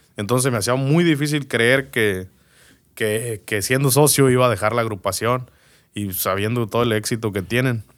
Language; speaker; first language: Spanish; native; Spanish